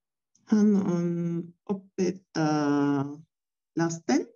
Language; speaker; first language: Finnish; non-native, learner; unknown